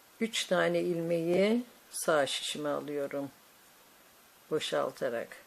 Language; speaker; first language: Turkish; native; Turkish